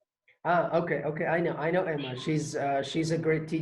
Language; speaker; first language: English; non-native, fluent; Kurdish